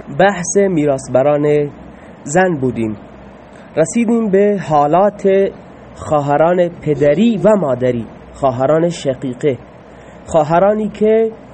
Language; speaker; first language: Persian; non-native, local second language; Baluchi